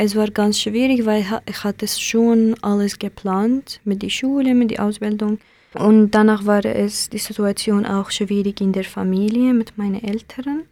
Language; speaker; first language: German; non-native, learner; Kurdish